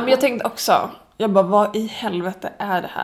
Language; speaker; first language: Swedish; native; Swedish